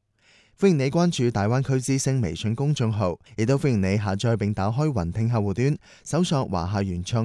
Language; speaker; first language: Chinese; non-native, local second language; Cantonese